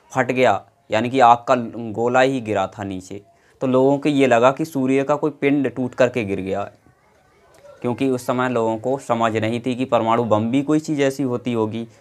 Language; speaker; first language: Hindi; native; Hindi